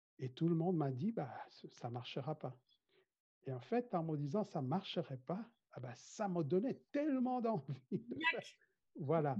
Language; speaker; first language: French; non-native, fluent; Kinyarwanda